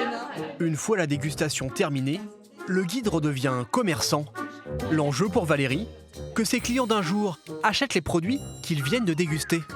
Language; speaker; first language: French; native; French